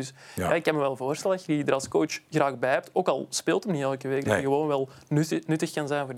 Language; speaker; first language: Dutch; native; Dutch